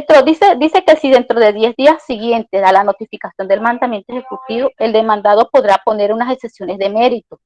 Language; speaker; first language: Spanish; native; Spanish